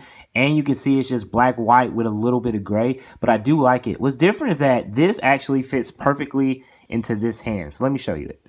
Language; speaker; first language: English; native; English